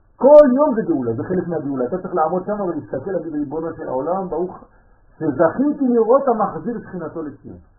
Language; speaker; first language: Hebrew; non-native, fluent; French